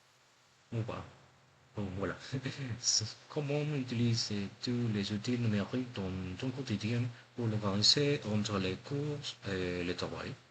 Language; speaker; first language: French; non-native, learner; Spanish